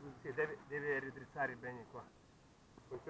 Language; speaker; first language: Italian; non-native, fluent; Russian